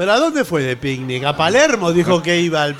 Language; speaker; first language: Spanish; native; Spanish